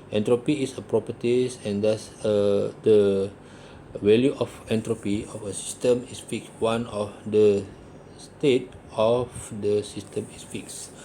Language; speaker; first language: English; non-native, local second language; Malay